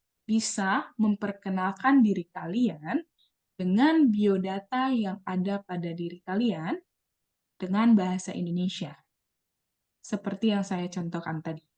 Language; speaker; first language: Indonesian; non-native, fluent; English